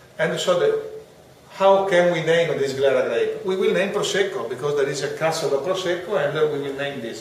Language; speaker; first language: English; non-native, fluent; Italian